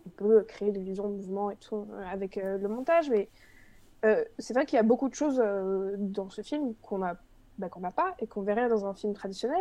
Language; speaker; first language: French; native; French